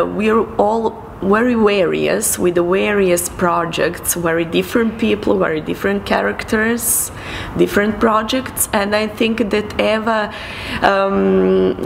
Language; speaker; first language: English; non-native, fluent; Serbian